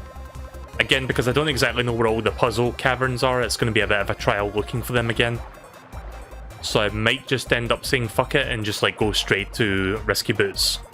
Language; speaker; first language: English; native; English